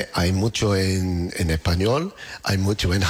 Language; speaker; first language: Spanish; non-native, learner; English